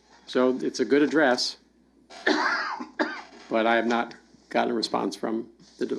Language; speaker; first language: English; native; English